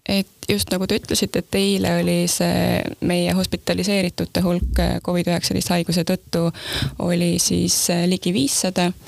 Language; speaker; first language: Estonian; native; Estonian